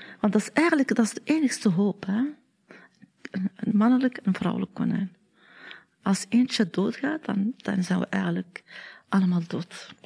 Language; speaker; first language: Dutch; non-native, learner; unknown